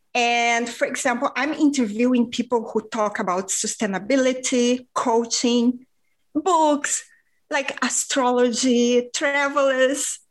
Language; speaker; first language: English; non-native, fluent; Portuguese